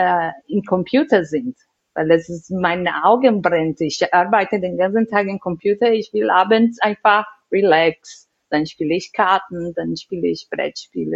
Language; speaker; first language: German; non-native, fluent; Portuguese